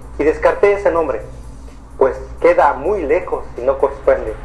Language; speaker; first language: Spanish; native; Spanish